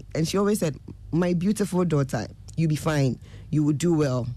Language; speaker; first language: English; non-native, local second language; Akan